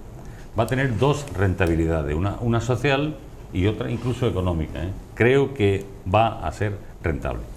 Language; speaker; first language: Spanish; native; Spanish